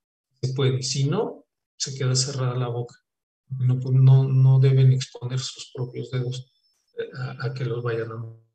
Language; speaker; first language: Spanish; native; Spanish